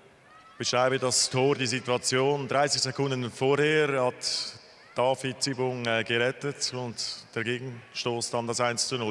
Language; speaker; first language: German; native; German